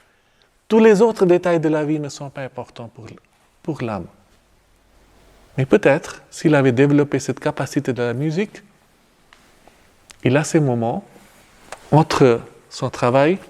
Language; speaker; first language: French; non-native, fluent; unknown